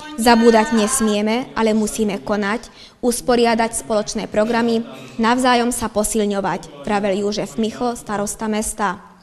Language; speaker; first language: Slovak; non-native, local second language; Hungarian